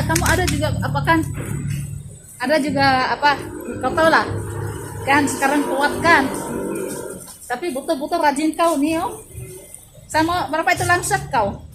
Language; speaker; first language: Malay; non-native, fluent; Filipino